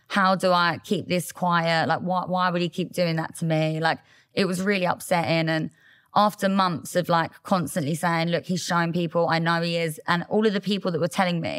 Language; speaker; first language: English; native; English